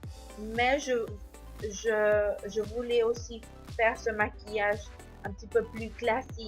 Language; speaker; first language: French; non-native, learner; Spanish